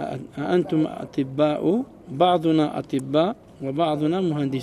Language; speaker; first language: Arabic; early bilingual, heritage; Arabic